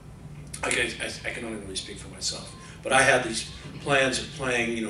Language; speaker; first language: English; native; English